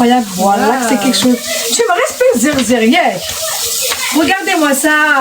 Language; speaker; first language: French; native; French